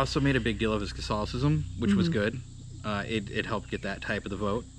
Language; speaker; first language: English; native; English